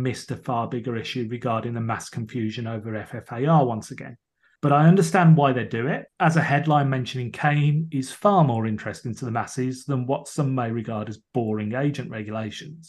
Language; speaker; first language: English; native; English